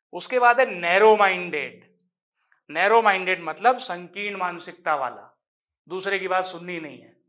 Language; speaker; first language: Hindi; native; Hindi